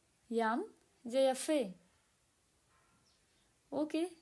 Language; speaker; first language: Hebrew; non-native, learner; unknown